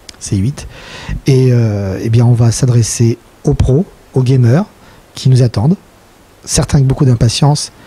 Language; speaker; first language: French; native; French